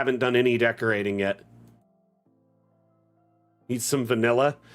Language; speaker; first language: English; native; English